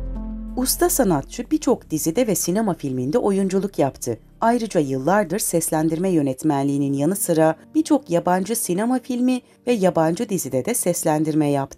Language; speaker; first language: Turkish; native; Turkish